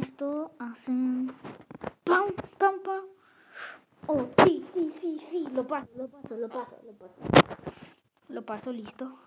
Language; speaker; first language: Spanish; early bilingual, other home language; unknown